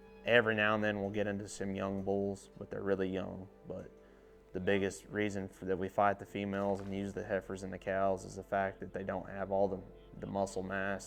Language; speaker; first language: English; native; English